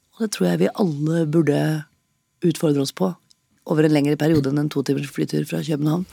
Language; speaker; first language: Norwegian; native; Norwegian